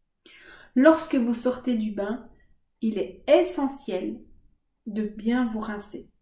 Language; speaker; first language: French; native; French